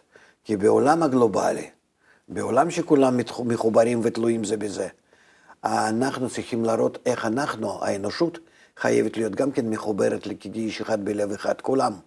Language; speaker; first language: Hebrew; non-native, fluent; Russian